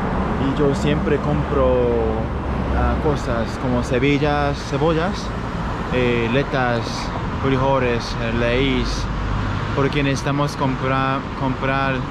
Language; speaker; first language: Spanish; non-native, learner; Japanese